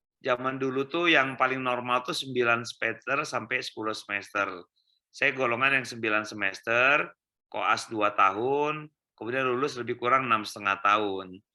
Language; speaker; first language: Indonesian; native; Indonesian